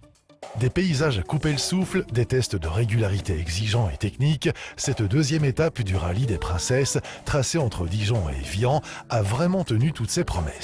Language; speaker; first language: French; native; French